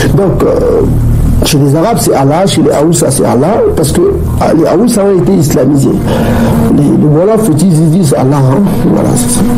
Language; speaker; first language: French; non-native, local second language; Kongo